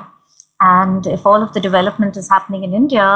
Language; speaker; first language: English; non-native, local second language; Hindi